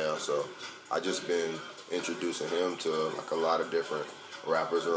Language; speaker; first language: English; native; English